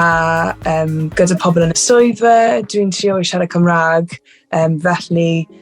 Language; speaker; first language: Welsh; non-native, learner; English